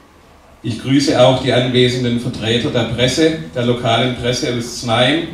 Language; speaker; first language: German; native; German